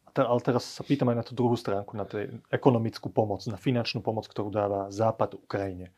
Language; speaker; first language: Slovak; native; Slovak